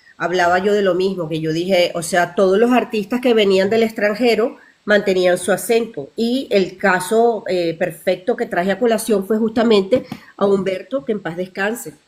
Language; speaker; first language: Spanish; native; Spanish